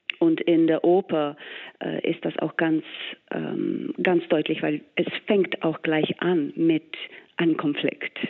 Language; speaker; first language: German; non-native, fluent; English